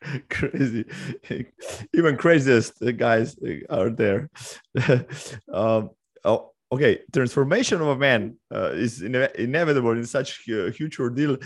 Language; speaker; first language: English; non-native, fluent; Slovenian